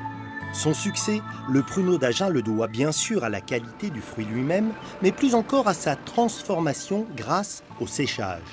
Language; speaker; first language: French; native; French